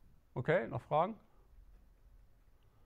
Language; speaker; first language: German; native; German